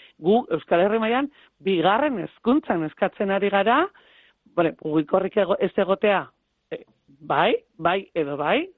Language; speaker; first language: Basque; native; Basque